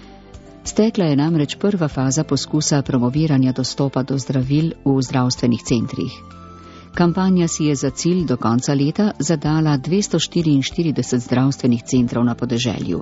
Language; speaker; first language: Slovenian; native; Slovenian